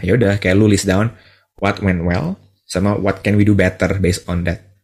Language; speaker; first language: English; non-native, fluent; Indonesian